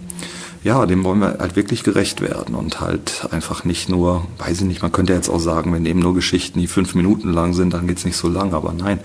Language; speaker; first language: German; native; German